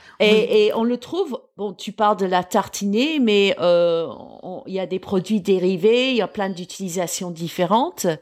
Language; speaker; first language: French; non-native, fluent; English